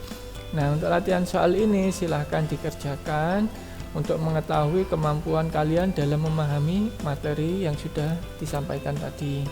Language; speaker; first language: Indonesian; native; Indonesian